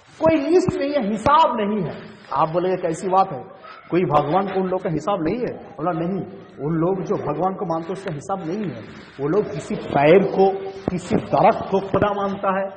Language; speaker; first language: Urdu; non-native, local second language; Bangla